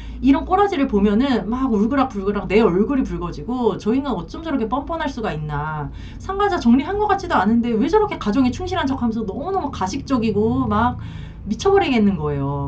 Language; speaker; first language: Korean; native; Korean